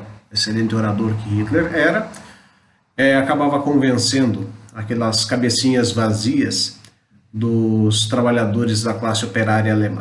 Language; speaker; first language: Portuguese; native; Portuguese